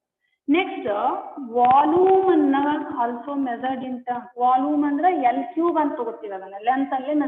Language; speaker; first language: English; non-native, local second language; Kannada